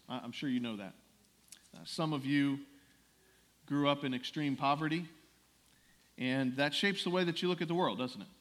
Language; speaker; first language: English; native; English